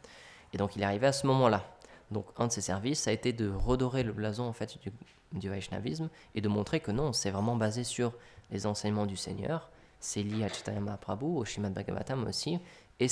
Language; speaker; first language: French; native; French